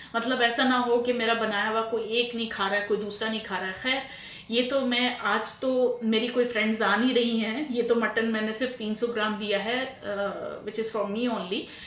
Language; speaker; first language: Urdu; native; Urdu